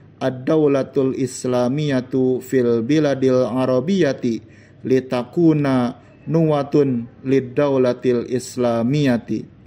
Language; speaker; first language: Arabic; non-native, fluent; Indonesian